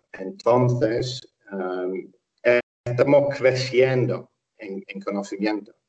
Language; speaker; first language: Spanish; non-native, fluent; English